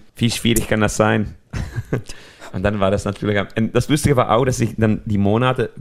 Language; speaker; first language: German; non-native, fluent; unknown